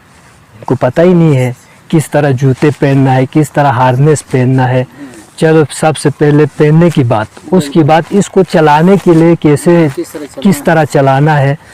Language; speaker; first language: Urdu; non-native, local second language; Balti